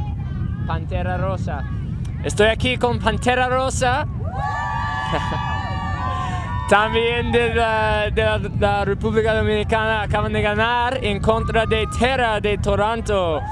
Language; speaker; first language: Spanish; non-native, learner; English